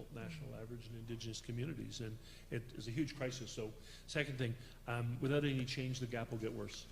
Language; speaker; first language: English; native; English